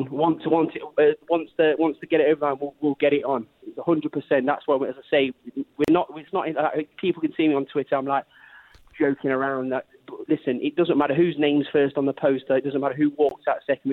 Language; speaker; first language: English; native; English